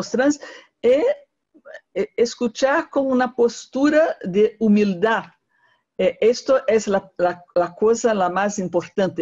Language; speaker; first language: Spanish; non-native, fluent; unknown